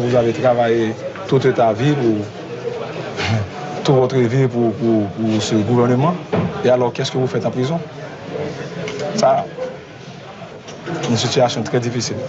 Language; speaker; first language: French; non-native, local second language; Haitian Creole